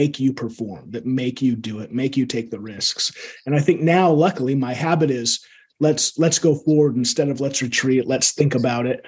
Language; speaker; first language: English; native; English